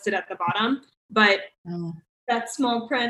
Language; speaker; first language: English; native; English